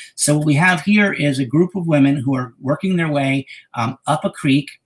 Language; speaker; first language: English; native; English